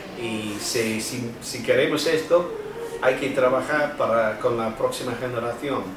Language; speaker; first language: Spanish; non-native, fluent; English